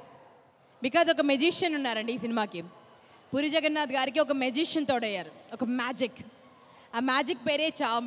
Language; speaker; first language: Telugu; native; Telugu